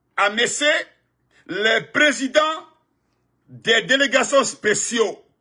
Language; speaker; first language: French; non-native, local second language; Fula